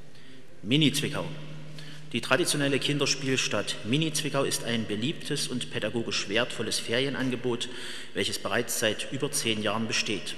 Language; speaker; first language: German; native; German